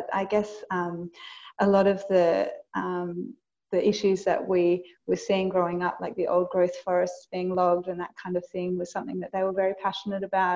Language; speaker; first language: English; native; English